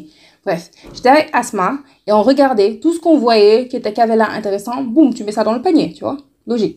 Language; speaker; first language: French; non-native, local second language; Wolof